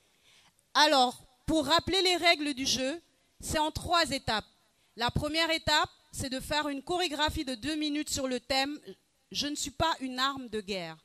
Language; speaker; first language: French; non-native, local second language; Wolof